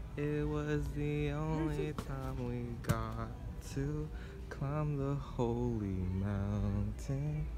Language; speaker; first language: English; early bilingual, other home language; Spanish